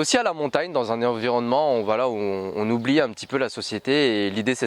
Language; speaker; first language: French; native; French